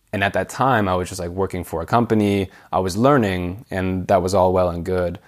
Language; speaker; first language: English; native; English